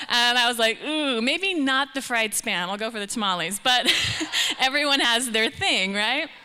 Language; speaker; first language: English; native; English